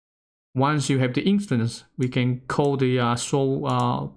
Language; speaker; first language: English; non-native, fluent; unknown